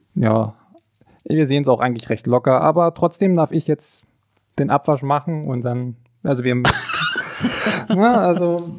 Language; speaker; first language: German; native; German